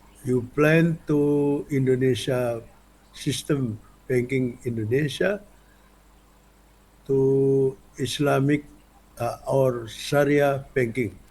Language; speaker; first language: English; non-native, learner; Indonesian